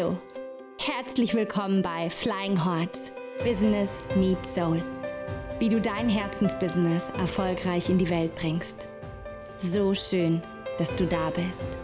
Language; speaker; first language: German; native; German